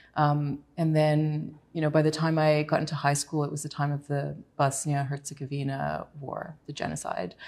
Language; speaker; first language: English; native; English